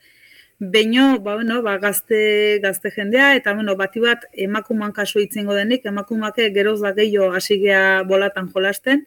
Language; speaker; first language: Basque; native; Basque